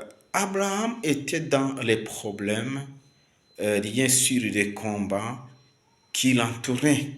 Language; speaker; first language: French; non-native, local second language; Kinyarwanda